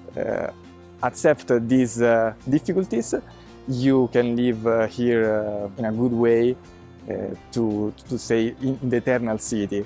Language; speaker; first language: English; non-native, fluent; Italian